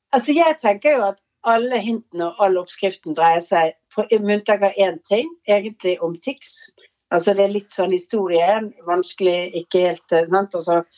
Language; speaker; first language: Norwegian; native; Norwegian